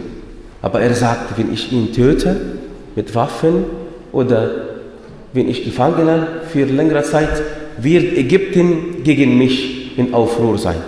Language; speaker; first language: German; non-native, fluent; Arabic